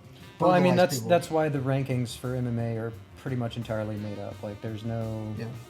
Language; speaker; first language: English; native; English